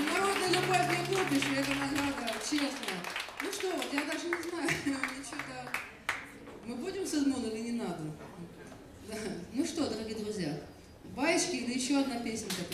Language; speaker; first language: Russian; native; Russian